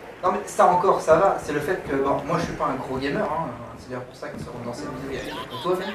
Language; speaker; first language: French; native; French